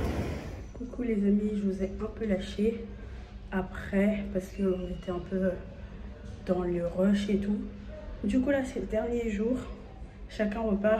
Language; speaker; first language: French; native; French